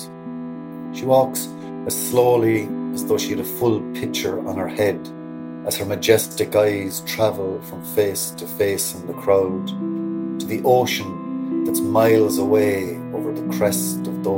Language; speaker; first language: English; native; English